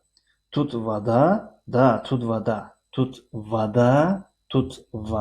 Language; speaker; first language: Russian; non-native, fluent; Tajik